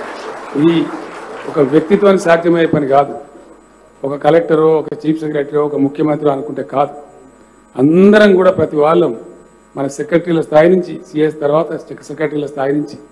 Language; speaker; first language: Telugu; native; Telugu